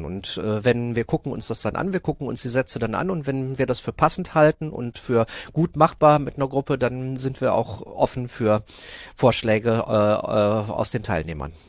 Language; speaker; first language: German; native; German